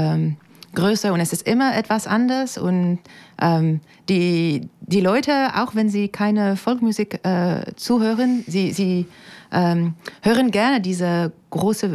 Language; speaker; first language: German; non-native, fluent; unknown